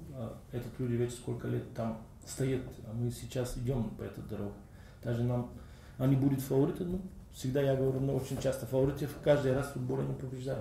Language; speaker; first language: Russian; non-native, learner; Bulgarian